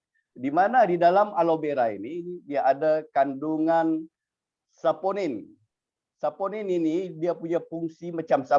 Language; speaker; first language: Malay; native; Malay